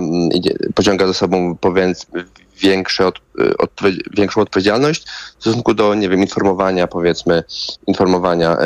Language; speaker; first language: Polish; native; Polish